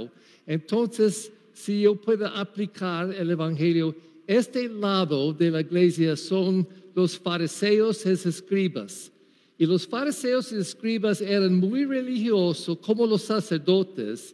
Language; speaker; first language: Spanish; non-native, learner; English